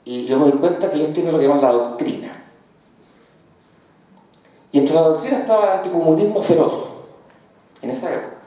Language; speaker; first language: Spanish; native; Spanish